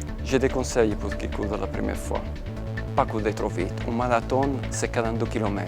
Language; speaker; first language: French; non-native, fluent; Italian